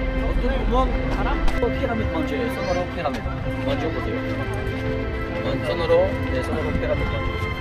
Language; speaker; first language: Korean; non-native, learner; Arabic